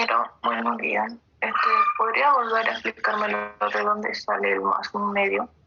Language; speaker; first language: Spanish; native; Spanish